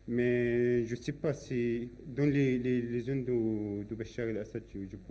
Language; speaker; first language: French; non-native, learner; Arabic